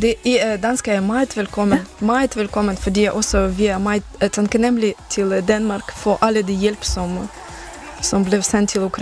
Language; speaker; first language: Danish; non-native, learner; Ukrainian